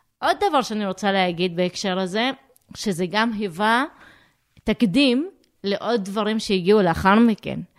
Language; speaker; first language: Hebrew; non-native, local second language; Arabic